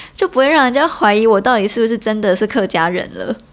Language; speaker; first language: Chinese; non-native, local second language; Hakka Chinese